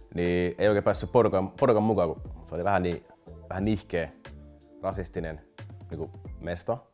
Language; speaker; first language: Finnish; early bilingual, other home language; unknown